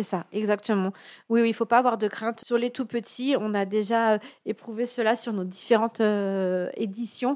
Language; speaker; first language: French; native; French